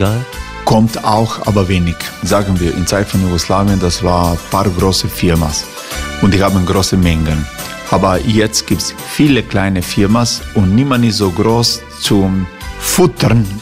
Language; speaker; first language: German; non-native, fluent; Croatian